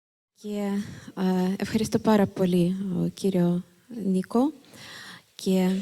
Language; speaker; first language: Greek; non-native, fluent; Ukrainian